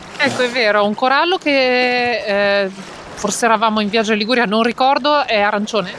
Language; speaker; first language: Italian; native; Italian